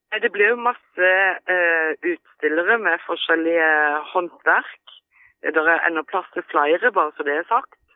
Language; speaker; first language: Norwegian; native; Norwegian